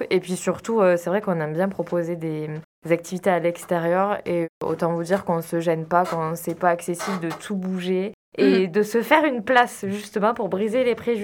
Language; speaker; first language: French; native; French